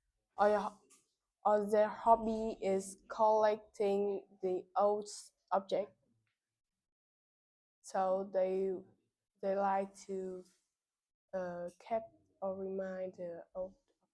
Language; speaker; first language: English; non-native, learner; Vietnamese